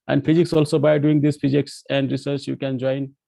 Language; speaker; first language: English; non-native, local second language; Marathi